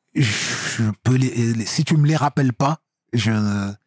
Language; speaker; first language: French; native; French